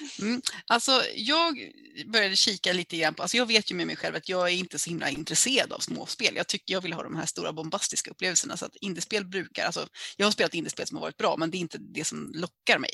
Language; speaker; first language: Swedish; native; Swedish